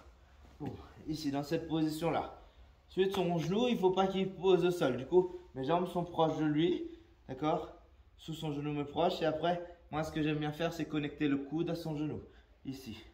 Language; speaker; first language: French; native; French